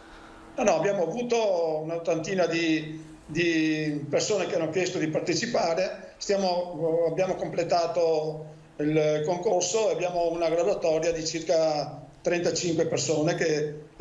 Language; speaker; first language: Italian; native; Italian